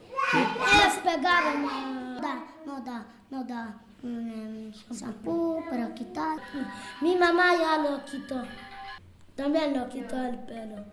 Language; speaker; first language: Spanish; non-native, learner; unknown